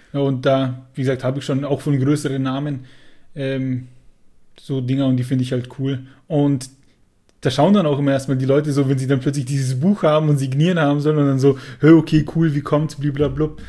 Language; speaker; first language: German; native; German